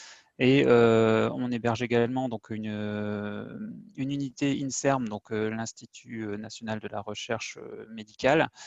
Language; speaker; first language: French; native; French